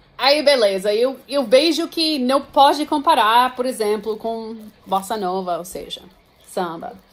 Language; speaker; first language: Portuguese; non-native, fluent; English